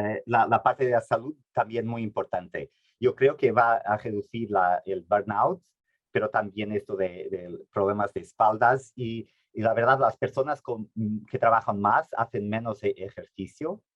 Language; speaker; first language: Spanish; non-native, fluent; Portuguese